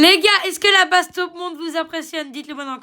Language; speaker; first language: French; native; French